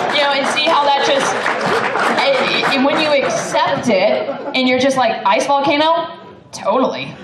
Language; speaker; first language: English; native; English